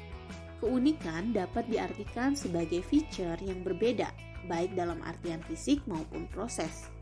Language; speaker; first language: Indonesian; native; Indonesian